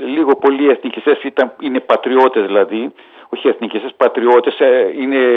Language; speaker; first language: Greek; early bilingual, heritage; Hungarian